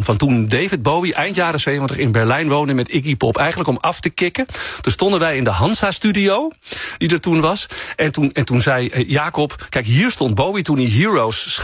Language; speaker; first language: Dutch; native; Dutch